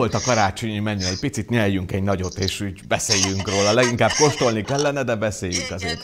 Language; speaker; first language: Hungarian; native; Hungarian